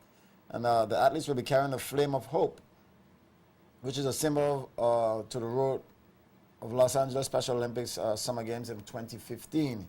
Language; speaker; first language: English; native; English